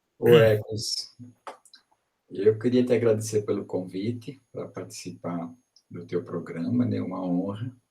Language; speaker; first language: Portuguese; early bilingual, other home language; Italian